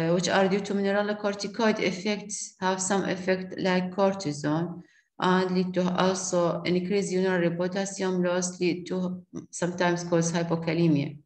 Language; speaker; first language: English; non-native, fluent; Arabic